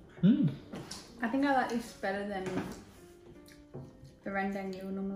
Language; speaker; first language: English; native; English